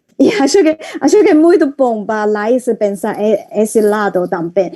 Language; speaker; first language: Portuguese; non-native, learner; Chinese